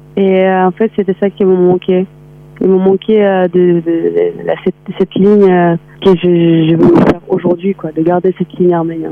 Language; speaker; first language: French; non-native, fluent; Armenian